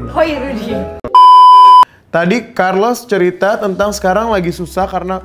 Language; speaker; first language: Indonesian; native; Indonesian